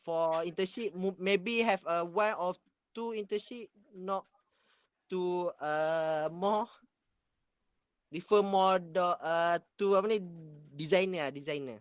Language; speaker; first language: English; non-native, local second language; Malay